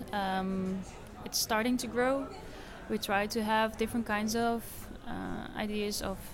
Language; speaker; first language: English; non-native, fluent; Dutch